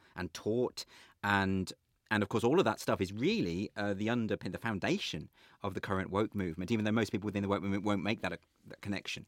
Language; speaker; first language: English; native; English